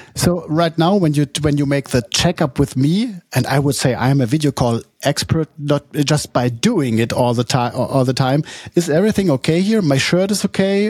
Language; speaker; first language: English; non-native, fluent; German